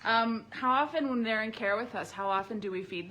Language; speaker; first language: English; native; English